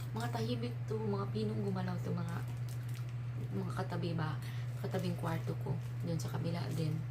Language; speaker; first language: Filipino; native; Filipino